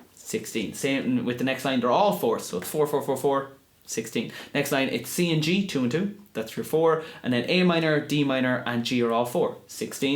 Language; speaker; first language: English; native; English